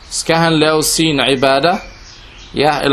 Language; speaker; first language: Danish; non-native, local second language; Arabic